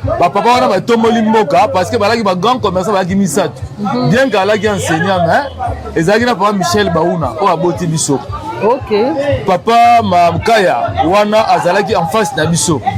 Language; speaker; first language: Lingala; non-native, local second language; Kongo